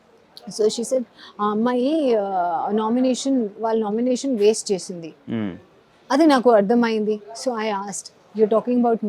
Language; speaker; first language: Telugu; native; Telugu